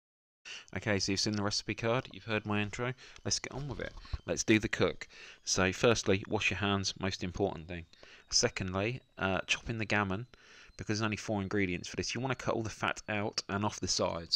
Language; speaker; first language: English; native; English